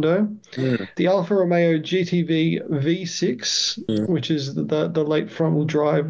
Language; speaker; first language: English; native; English